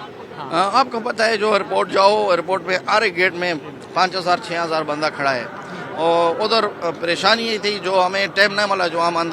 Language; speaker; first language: Hindi; non-native, fluent; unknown